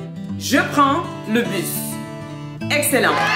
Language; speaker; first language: French; non-native, fluent; English